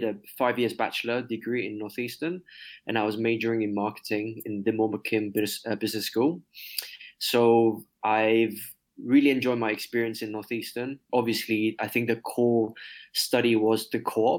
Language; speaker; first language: English; non-native, local second language; Cantonese